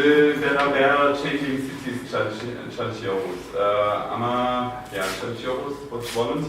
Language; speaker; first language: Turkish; non-native, learner; German